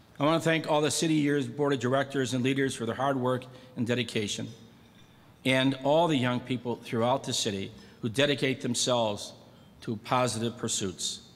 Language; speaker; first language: English; native; English